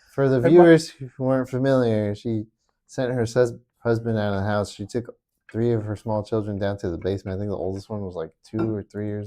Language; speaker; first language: English; native; English